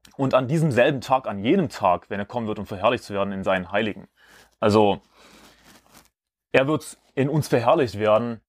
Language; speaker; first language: German; native; German